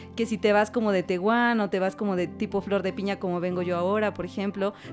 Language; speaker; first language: Spanish; native; Spanish